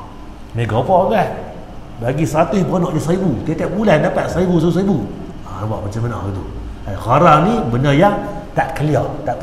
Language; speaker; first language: Malay; native; Malay